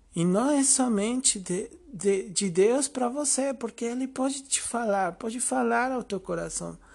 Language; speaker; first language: Portuguese; non-native, fluent; Spanish